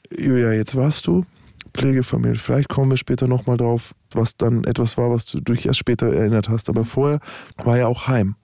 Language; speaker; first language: German; native; German